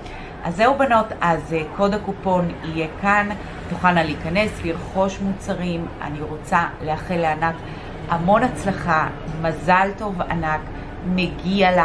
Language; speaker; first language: Hebrew; native; Hebrew